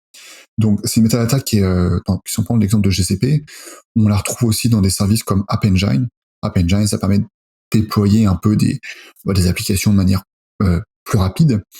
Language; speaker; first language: French; native; French